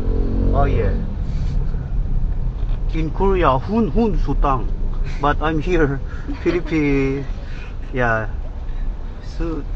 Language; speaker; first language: English; non-native, learner; Korean